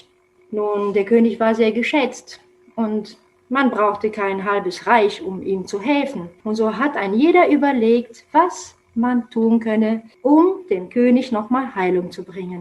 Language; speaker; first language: German; non-native, fluent; Romanian